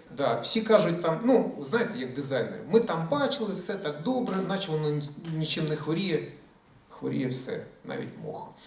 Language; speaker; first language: Ukrainian; early bilingual, other home language; Russian